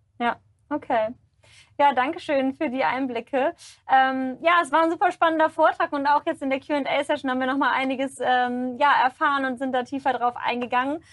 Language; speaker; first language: German; native; German